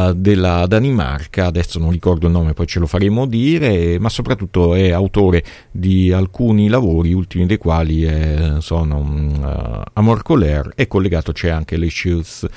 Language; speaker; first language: Italian; native; Italian